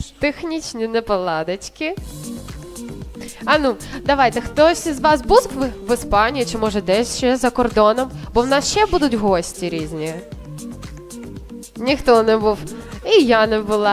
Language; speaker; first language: Ukrainian; native; Ukrainian